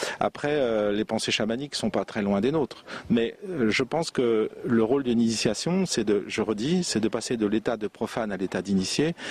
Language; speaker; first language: French; non-native, local second language; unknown